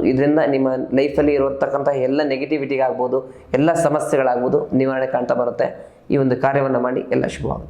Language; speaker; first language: Kannada; native; Kannada